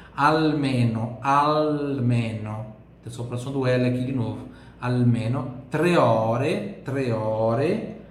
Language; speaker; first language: Italian; non-native, fluent; Portuguese